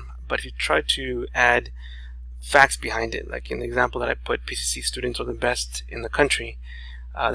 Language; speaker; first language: English; native; English